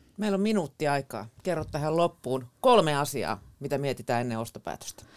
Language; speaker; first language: Finnish; native; Finnish